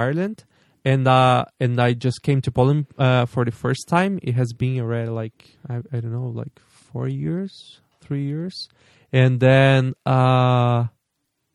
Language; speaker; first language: English; non-native, fluent; Portuguese